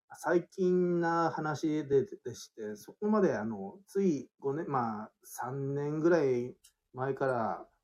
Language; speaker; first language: Japanese; native; Japanese